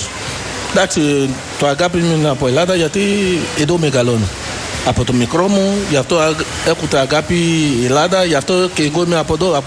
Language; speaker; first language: Greek; non-native, learner; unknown